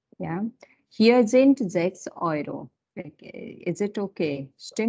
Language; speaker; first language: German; non-native, fluent; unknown